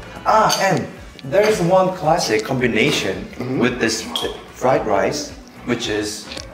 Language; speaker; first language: English; non-native, fluent; Korean